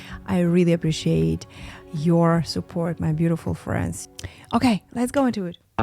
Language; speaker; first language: English; non-native, fluent; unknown